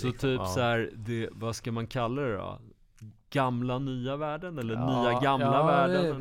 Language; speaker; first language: Swedish; native; Swedish